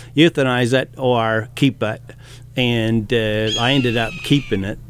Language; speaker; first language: English; native; English